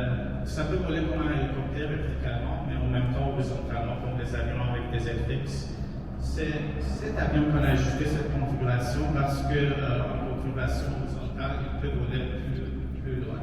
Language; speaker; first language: French; non-native, fluent; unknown